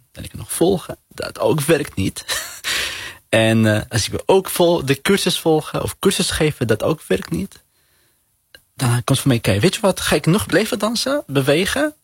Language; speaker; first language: Dutch; non-native, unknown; Arabic